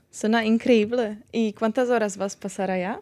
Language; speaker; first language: Catalan; non-native, learner; Czech